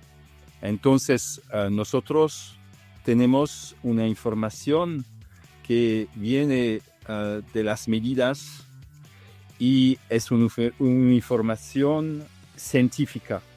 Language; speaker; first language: Spanish; non-native, fluent; Italian